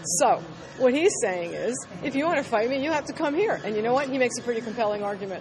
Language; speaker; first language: English; native; English